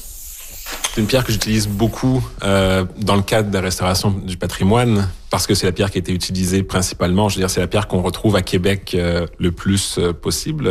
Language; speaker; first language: French; native; French